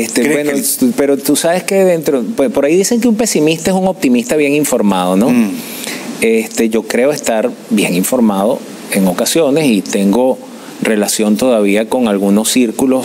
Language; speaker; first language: Spanish; native; Spanish